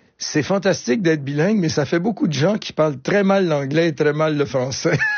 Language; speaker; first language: French; native; French